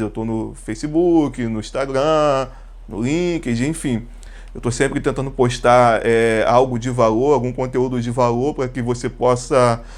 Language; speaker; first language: Portuguese; native; Portuguese